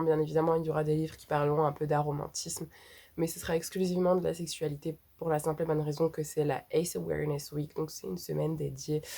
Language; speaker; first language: French; native; French